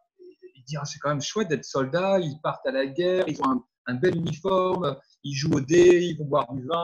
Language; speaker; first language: French; native; French